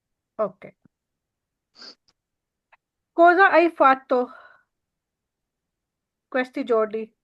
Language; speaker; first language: Italian; non-native, learner; Urdu